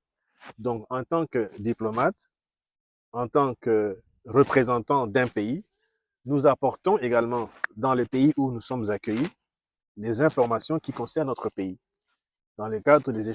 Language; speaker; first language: French; non-native, local second language; Kongo